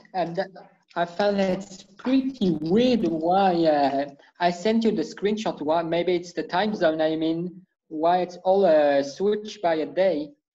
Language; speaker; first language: English; non-native, fluent; German